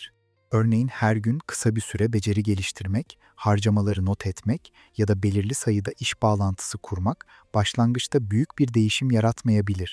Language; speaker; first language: Turkish; native; Turkish